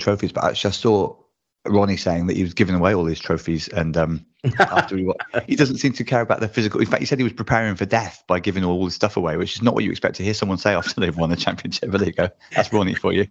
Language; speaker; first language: English; native; English